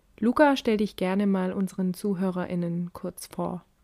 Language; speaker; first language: German; native; German